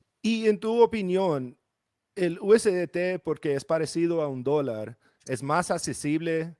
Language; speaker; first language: Spanish; non-native, fluent; English